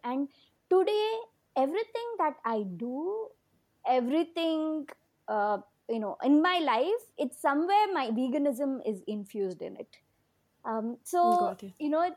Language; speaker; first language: English; non-native, local second language; Kannada